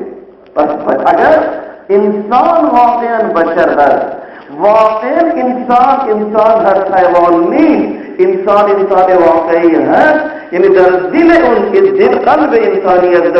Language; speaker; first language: Persian; non-native, fluent; Urdu